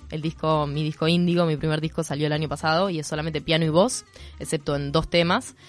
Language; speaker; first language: Spanish; native; Spanish